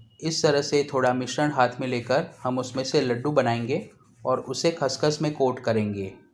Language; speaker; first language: Hindi; non-native, local second language; Gujarati